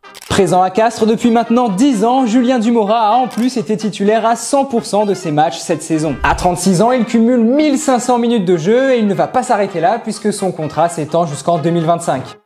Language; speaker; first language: French; native; French